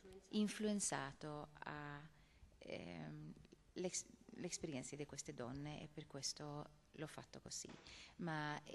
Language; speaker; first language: Italian; non-native, fluent; Swedish